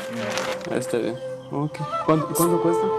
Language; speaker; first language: Spanish; non-native, learner; French